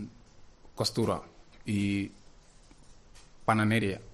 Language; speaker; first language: Spanish; non-native, learner; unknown